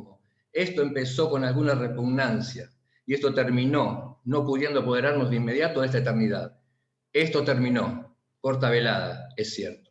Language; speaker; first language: Spanish; native; Spanish